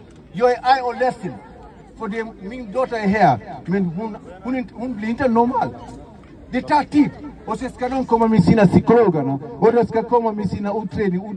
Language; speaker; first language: Swedish; non-native, fluent; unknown